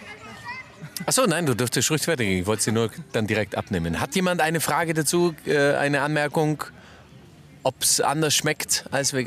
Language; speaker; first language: German; native; German